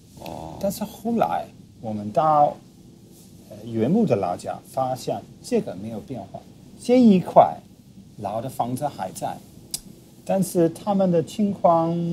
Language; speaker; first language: Chinese; non-native, fluent; English